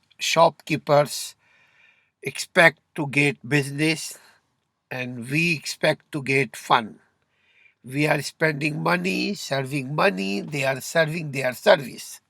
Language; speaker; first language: English; non-native, learner; Urdu